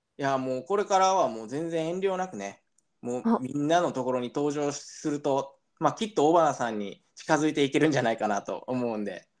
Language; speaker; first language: Japanese; native; Japanese